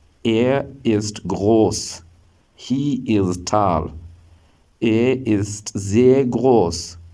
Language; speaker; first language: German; non-native, learner; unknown